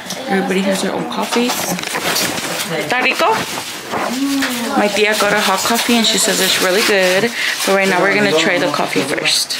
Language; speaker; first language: English; early bilingual, other home language; Spanish